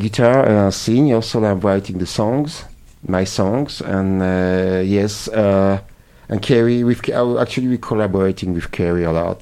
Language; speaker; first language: English; non-native, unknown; Polish